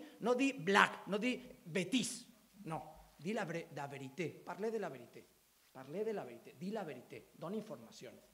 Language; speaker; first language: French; non-native, learner; Spanish